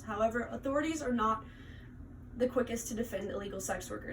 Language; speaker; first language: English; native; English